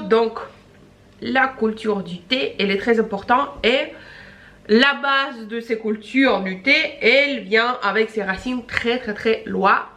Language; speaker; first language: French; non-native, fluent; Russian